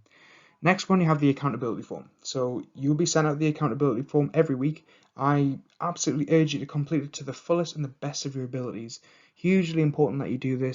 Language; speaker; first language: English; native; English